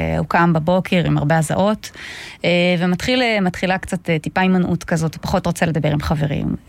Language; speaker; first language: Hebrew; non-native, fluent; Russian